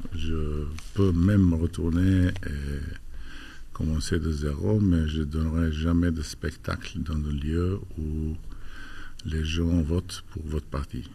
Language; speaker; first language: French; non-native, fluent; Albanian